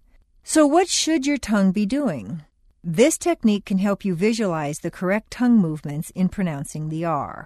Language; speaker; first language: English; native; English